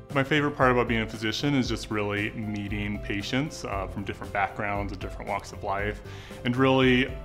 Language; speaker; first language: English; native; English